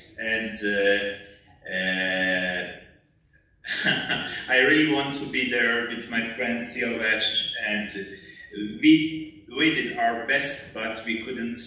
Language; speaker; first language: English; non-native, learner; Persian